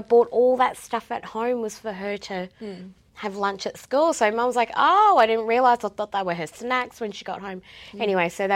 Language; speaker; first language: English; native; English